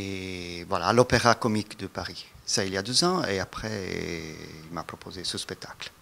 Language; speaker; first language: French; non-native, fluent; Italian